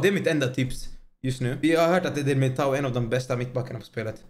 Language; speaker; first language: Swedish; native; Swedish